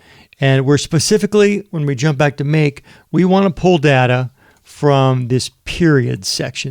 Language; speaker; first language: English; native; English